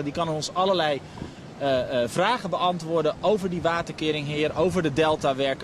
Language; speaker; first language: Dutch; native; Dutch